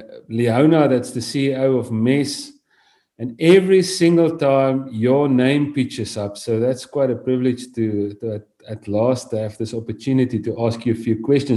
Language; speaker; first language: English; non-native, local second language; Afrikaans